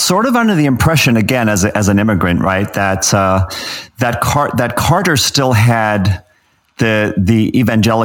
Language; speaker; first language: English; native; English